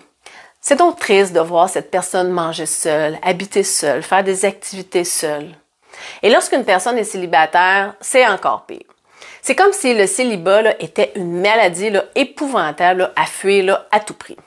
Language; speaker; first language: French; native; French